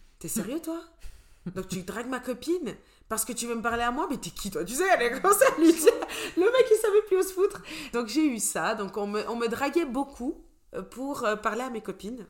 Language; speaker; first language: French; early bilingual, other home language; Portuguese